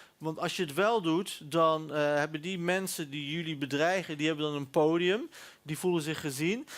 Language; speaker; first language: Dutch; early bilingual, other home language; Turkish